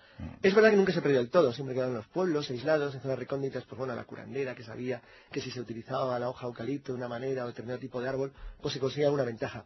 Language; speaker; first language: Spanish; native; Spanish